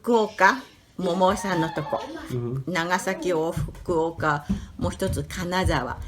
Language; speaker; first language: Japanese; native; Japanese